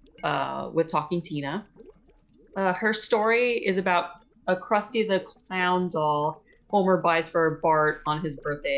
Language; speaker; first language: English; native; English